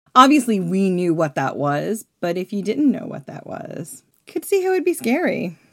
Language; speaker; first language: English; native; English